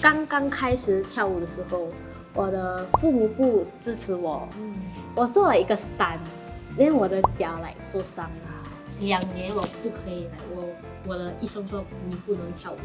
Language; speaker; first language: Chinese; non-native, local second language; English